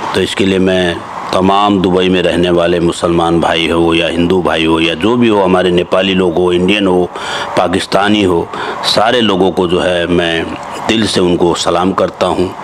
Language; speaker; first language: Hindi; native; Hindi